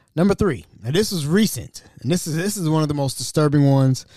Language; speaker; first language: English; native; English